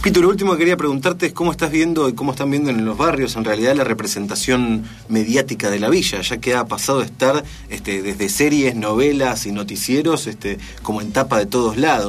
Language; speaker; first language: Spanish; native; Spanish